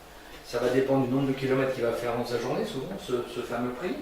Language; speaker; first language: French; native; French